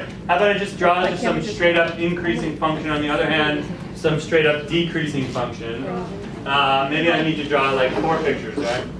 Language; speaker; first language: English; native; English